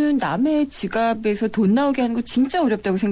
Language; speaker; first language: Korean; native; Korean